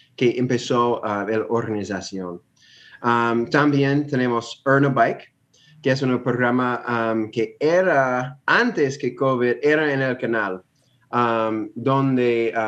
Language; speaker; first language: Spanish; non-native, fluent; English